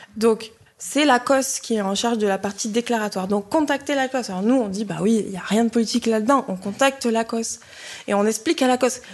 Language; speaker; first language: French; non-native, fluent; Bini